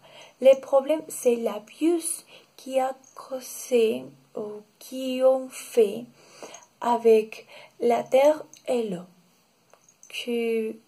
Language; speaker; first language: French; non-native, learner; Spanish